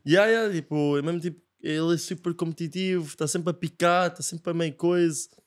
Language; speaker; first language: Portuguese; non-native, fluent; Japanese